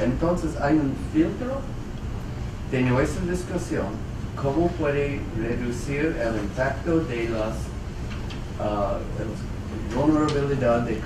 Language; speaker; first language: Spanish; non-native, fluent; English